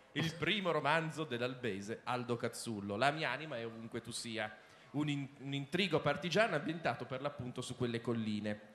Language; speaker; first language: Italian; native; Italian